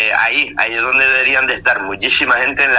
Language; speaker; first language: Spanish; native; Spanish